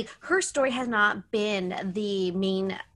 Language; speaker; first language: English; native; English